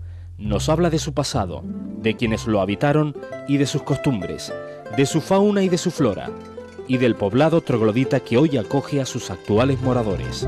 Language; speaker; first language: Spanish; native; Spanish